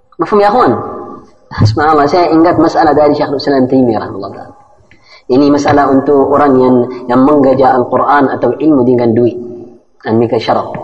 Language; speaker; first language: Malay; non-native, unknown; Arabic